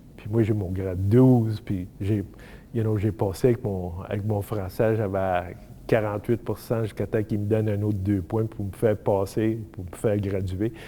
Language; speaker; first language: French; native; French